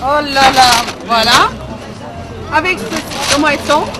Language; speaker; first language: French; native; French